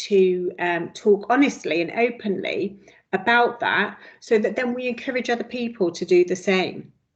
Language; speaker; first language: English; native; English